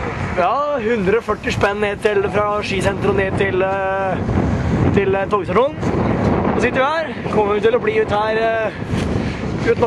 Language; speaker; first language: Norwegian; native; Norwegian